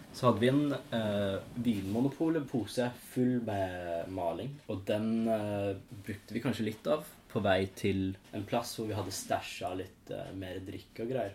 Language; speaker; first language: Norwegian; non-native, fluent; English